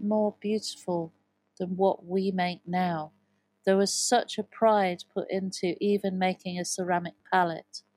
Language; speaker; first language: English; native; English